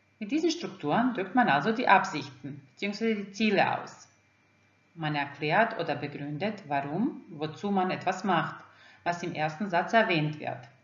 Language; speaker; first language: German; non-native, fluent; Croatian